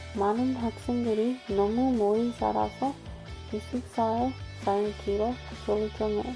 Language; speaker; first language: Korean; non-native, learner; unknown